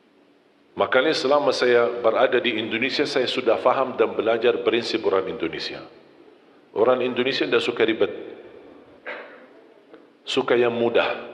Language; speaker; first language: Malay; non-native, fluent; Arabic